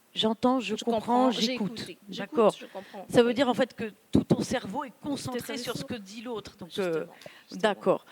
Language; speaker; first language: French; native; French